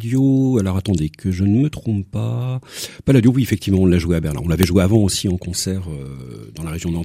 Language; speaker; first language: French; native; French